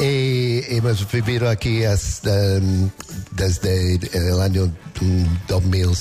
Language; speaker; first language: Spanish; non-native, learner; English